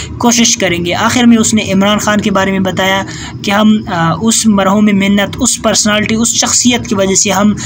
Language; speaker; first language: Urdu; non-native, local second language; Pashto